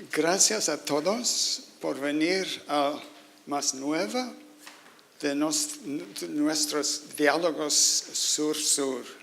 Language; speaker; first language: Spanish; non-native, learner; English